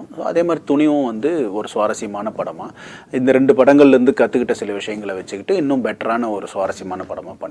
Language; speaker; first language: Tamil; native; Tamil